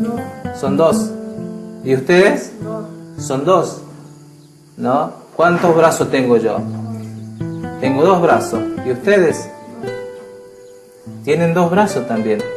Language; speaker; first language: Spanish; non-native, local second language; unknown